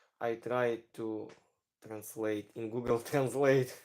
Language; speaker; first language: English; non-native, learner; Ukrainian